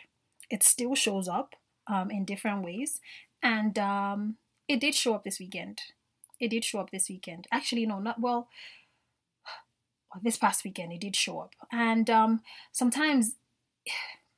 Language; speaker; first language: English; non-native, local second language; Yoruba